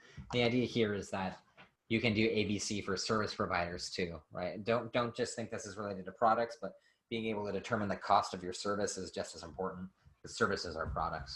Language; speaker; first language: English; native; English